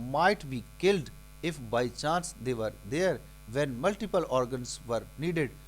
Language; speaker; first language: English; non-native, local second language; Urdu